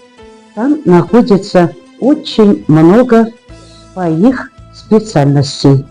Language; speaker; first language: Russian; non-native, local second language; Uzbek